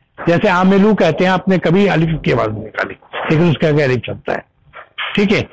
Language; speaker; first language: Urdu; native; Urdu